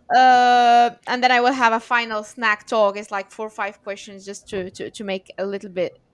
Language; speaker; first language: English; non-native, fluent; Arabic